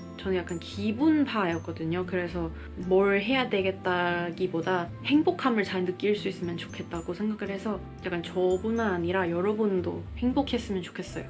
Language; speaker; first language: Korean; non-native, fluent; Cantonese